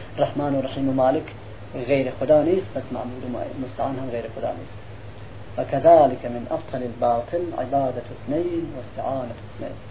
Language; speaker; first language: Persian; non-native, local second language; Central Kurdish